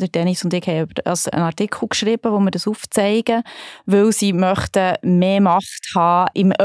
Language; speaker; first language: German; native; German